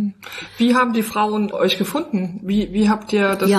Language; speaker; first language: German; native; German